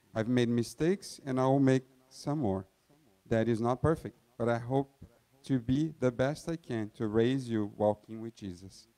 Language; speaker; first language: English; non-native, fluent; Portuguese